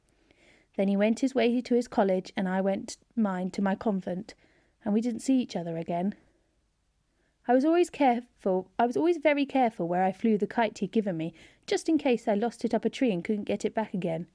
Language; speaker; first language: English; native; English